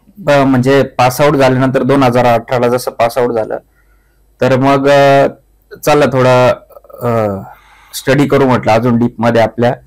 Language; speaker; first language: Marathi; native; Marathi